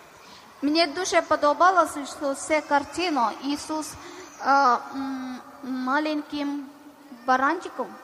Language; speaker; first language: Ukrainian; non-native, learner; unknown